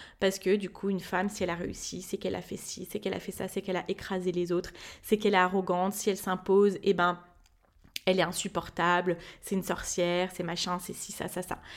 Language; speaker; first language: French; native; French